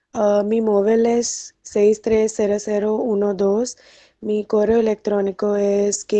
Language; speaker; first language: Spanish; non-native, learner; Hindi